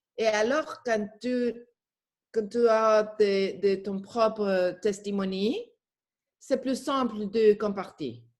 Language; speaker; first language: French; non-native, learner; Spanish